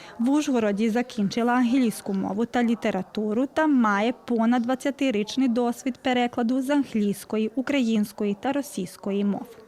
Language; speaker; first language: Ukrainian; early bilingual, heritage; Ukrainian